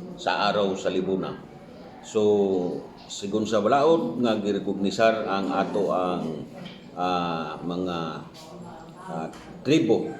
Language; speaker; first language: Cebuano; non-native, local second language; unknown